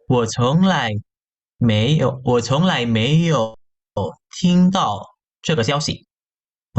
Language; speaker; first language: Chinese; non-native, fluent; Indonesian